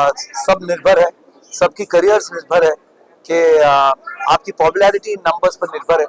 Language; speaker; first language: Hindi; native; Hindi